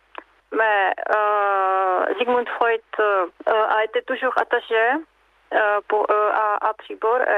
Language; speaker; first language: French; non-native, fluent; Czech